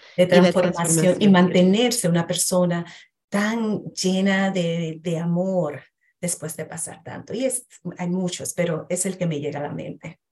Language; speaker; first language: Spanish; early bilingual, heritage; Spanish